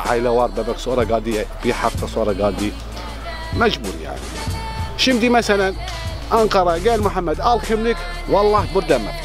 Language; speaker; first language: Turkish; non-native, learner; Arabic